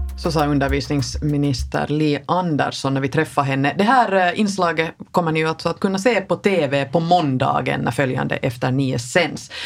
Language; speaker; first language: Swedish; native; Swedish